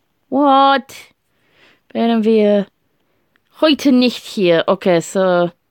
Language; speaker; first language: German; non-native, learner; English